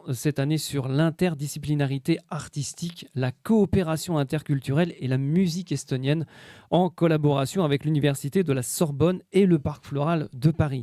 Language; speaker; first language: French; native; French